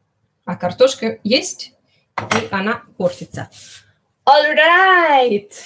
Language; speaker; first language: Russian; early bilingual, heritage; Italian